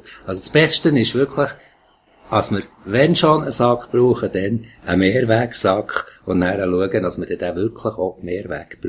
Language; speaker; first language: German; native; German